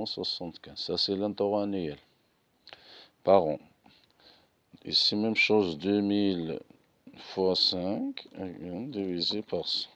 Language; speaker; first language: French; non-native, local second language; Arabic